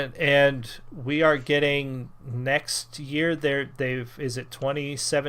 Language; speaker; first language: English; native; English